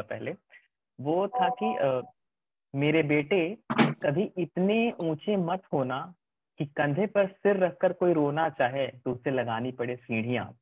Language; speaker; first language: Hindi; native; Hindi